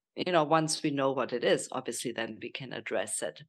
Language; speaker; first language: English; non-native, fluent; German